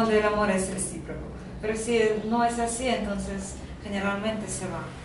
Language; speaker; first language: Spanish; non-native, fluent; Russian